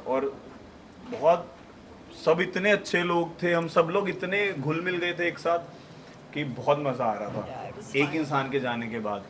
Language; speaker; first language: Hindi; native; Hindi